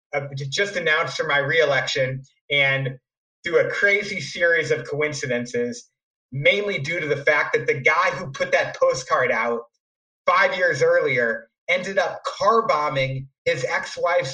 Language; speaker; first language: English; native; English